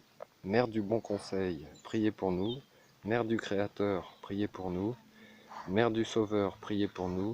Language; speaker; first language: French; native; French